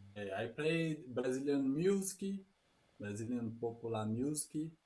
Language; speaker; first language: English; non-native, learner; Portuguese